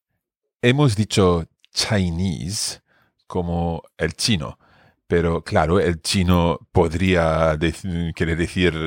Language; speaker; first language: Spanish; non-native, fluent; English